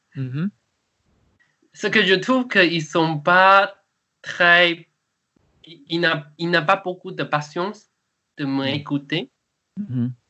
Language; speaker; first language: French; non-native, learner; Chinese